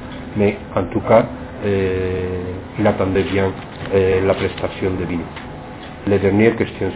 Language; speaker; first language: French; non-native, fluent; Spanish